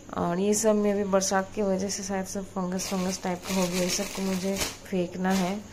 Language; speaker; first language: Hindi; non-native, local second language; Bangla